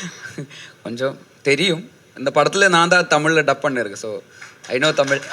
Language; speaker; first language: Tamil; non-native, learner; Malayalam